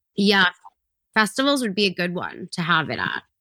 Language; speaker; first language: English; native; English